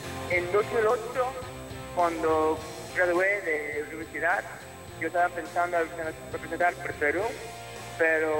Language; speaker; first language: Spanish; early bilingual, heritage; English